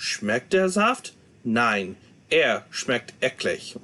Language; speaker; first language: German; non-native, fluent; English